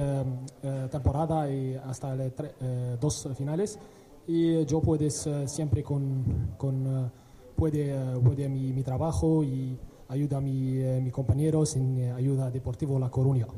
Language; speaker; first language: Spanish; non-native, learner; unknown